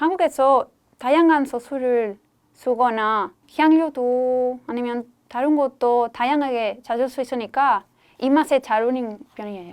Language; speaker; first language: Korean; non-native, fluent; Spanish